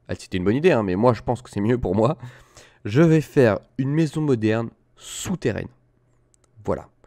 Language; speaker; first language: French; native; French